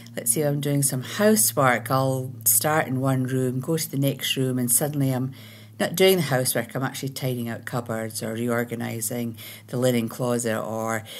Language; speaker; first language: English; native; English